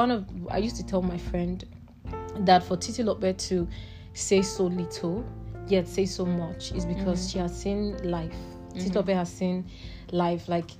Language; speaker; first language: English; non-native, local second language; Igbo